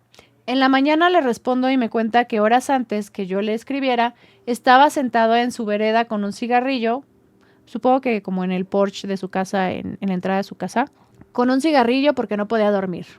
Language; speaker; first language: Spanish; native; Spanish